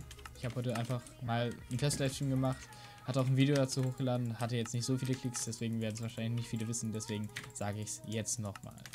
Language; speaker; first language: German; native; German